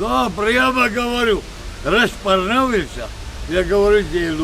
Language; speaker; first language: Russian; non-native, local second language; Georgian